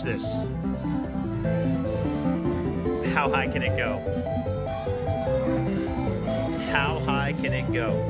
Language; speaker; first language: English; native; English